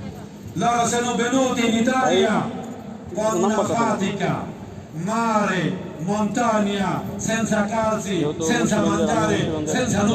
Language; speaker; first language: Italian; non-native, fluent; Bangla